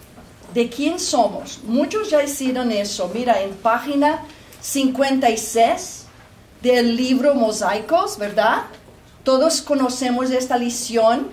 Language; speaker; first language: Spanish; non-native, fluent; Portuguese